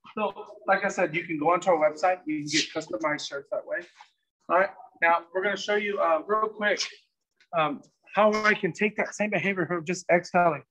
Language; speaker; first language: English; native; English